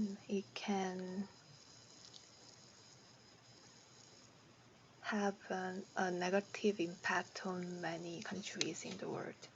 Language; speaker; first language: English; non-native, learner; Korean